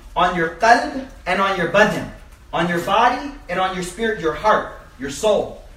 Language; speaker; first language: English; native; English